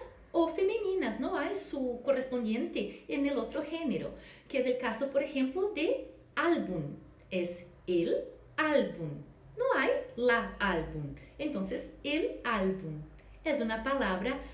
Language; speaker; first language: Spanish; non-native, fluent; Portuguese